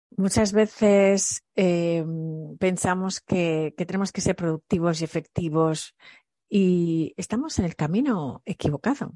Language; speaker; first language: Spanish; early bilingual, other home language; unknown